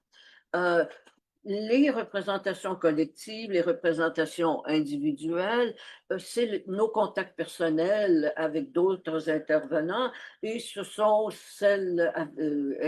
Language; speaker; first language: French; native; French